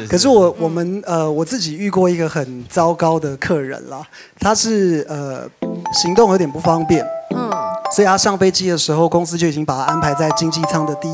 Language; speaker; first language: Chinese; native; Chinese